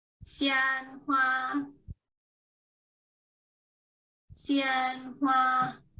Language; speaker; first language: Chinese; non-native, fluent; Thai